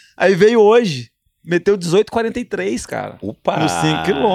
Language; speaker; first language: Portuguese; native; Portuguese